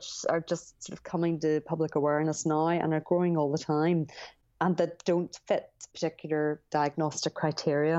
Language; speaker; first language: English; native; English